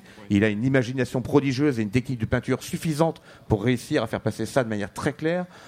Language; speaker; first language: French; native; French